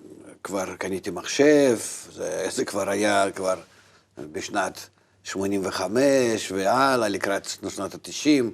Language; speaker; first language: Hebrew; non-native, fluent; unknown